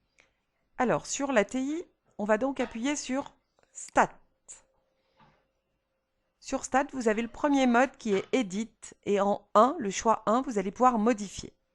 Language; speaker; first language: French; native; French